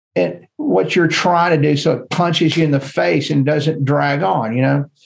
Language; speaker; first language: English; native; English